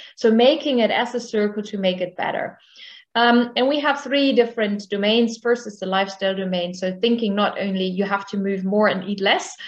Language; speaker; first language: English; non-native, fluent; German